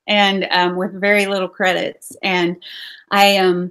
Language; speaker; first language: English; native; English